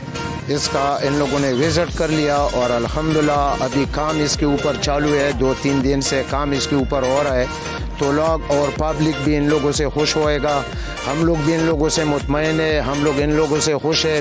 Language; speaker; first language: Hindi; non-native, local second language; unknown